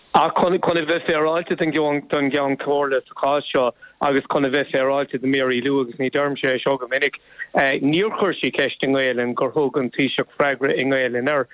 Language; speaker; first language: Irish; non-native, local second language; English